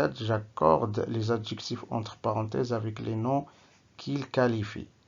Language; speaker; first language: French; non-native, local second language; Arabic